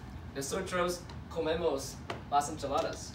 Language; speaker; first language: Spanish; non-native, learner; English